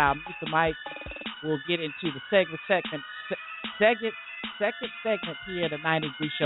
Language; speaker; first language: English; native; English